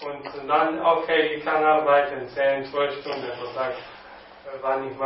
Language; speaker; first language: German; non-native, learner; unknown